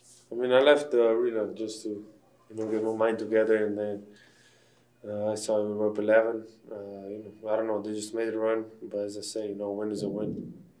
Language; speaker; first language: English; non-native, fluent; Slovenian